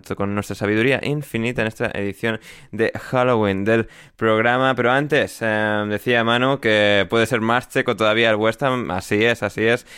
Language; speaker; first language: Spanish; native; Spanish